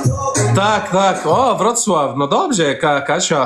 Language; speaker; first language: Polish; non-native, learner; Arabic